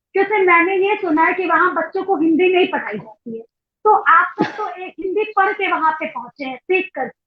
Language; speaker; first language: Hindi; native; Hindi